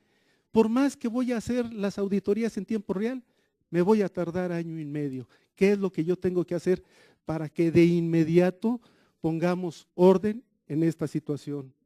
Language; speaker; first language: Spanish; native; Spanish